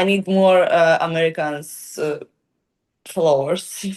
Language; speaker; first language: English; non-native, learner; Ukrainian